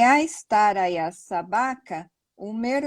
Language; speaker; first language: Russian; non-native, learner; Portuguese